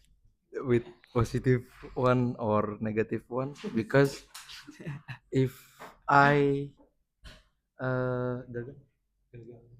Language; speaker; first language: English; non-native, learner; Indonesian